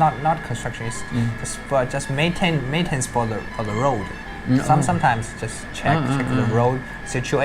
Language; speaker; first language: English; non-native, learner; Chinese